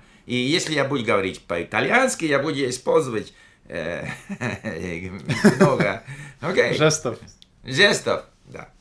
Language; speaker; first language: Russian; non-native, fluent; English